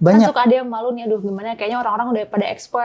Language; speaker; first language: Indonesian; native; Indonesian